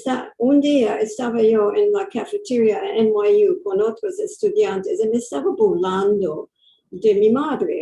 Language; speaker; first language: Spanish; early bilingual, heritage; English